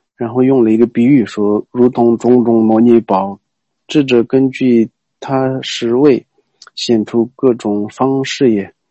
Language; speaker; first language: Chinese; non-native, local second language; Tibetan